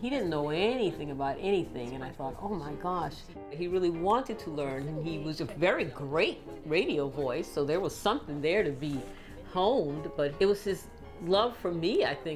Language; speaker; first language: English; native; English